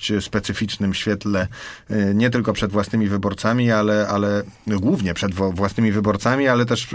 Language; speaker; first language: Polish; native; Polish